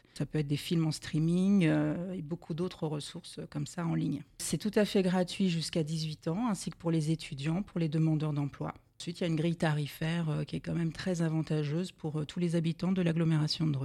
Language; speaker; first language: French; native; French